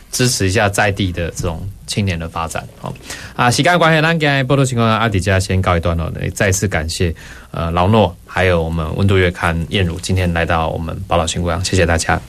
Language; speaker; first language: Chinese; native; Chinese